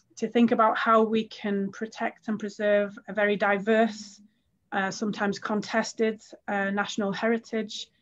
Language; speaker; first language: English; native; English